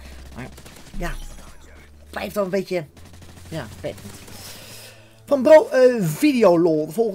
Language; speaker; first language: Dutch; native; Dutch